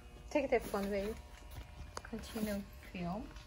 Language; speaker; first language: English; non-native, learner; Portuguese